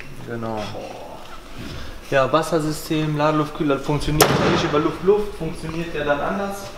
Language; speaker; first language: German; native; German